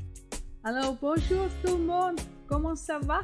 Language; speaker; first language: French; non-native, fluent; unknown